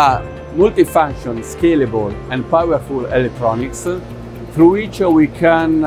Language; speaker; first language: English; non-native, fluent; Italian